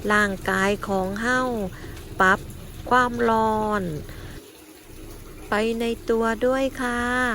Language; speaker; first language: Thai; native; Thai